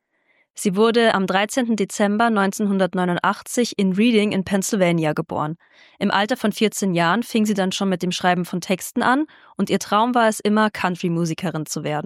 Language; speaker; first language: German; native; German